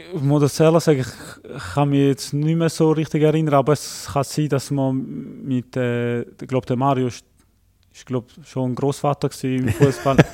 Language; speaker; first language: German; native; German